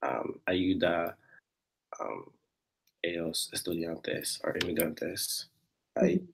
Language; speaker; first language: Spanish; non-native, learner; English